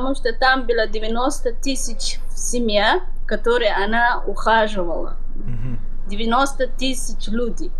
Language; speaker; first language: Russian; non-native, learner; Somali